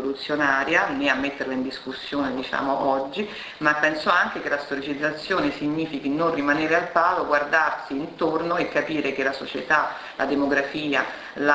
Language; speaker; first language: Italian; native; Italian